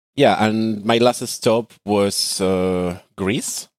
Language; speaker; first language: English; non-native, fluent; Spanish